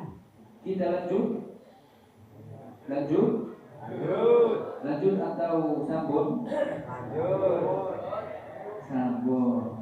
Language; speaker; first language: Indonesian; non-native, fluent; Arabic